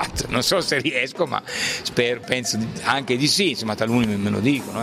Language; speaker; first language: Italian; native; Italian